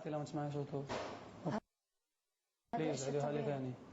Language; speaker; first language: Arabic; native; Arabic